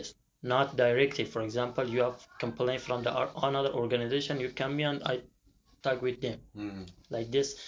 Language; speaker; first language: English; non-native, learner; Persian